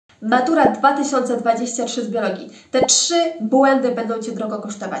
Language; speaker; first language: Polish; native; Polish